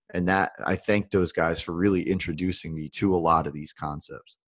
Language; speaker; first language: English; native; English